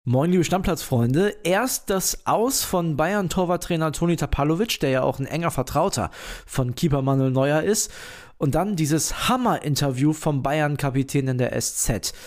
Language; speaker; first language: German; native; German